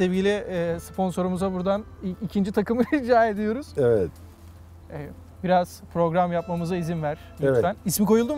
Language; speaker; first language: Turkish; native; Turkish